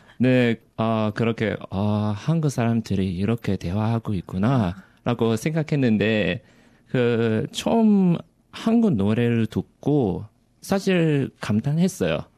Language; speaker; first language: Korean; non-native, learner; Chinese